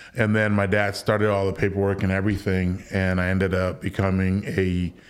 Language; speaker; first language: English; early bilingual, other home language; Spanish